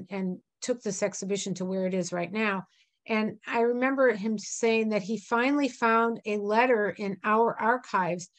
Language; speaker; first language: English; native; English